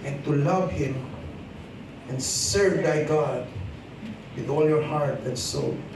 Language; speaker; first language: English; non-native, local second language; Filipino